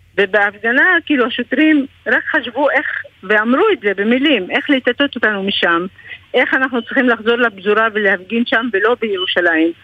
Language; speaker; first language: Hebrew; non-native, local second language; Arabic